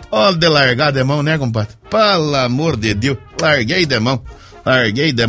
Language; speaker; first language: Portuguese; native; Portuguese